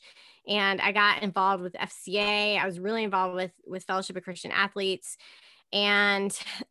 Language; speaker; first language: English; native; English